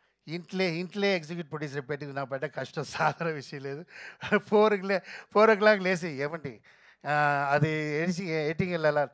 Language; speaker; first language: Telugu; non-native, local second language; Tamil